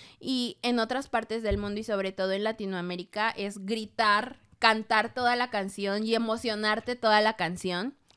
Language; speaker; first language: Spanish; native; Spanish